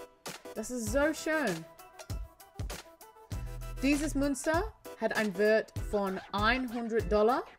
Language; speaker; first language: German; non-native, learner; English